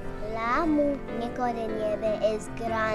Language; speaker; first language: Spanish; non-native, learner; English